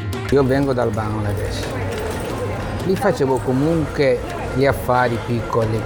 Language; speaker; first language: Italian; non-native, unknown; Bangla